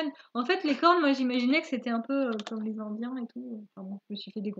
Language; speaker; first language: French; native; French